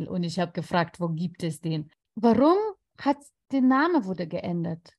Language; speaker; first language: German; non-native, fluent; Lithuanian